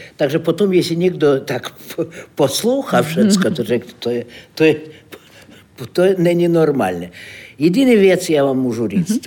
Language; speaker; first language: Czech; non-native, fluent; Russian